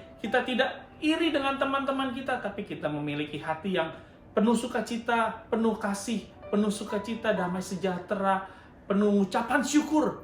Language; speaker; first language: Indonesian; native; Indonesian